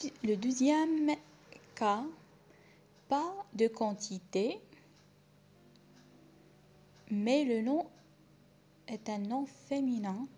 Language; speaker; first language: French; non-native, local second language; Arabic